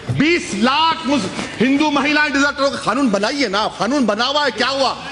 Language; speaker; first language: Urdu; native; Urdu